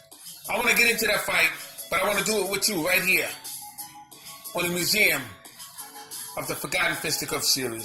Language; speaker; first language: English; native; English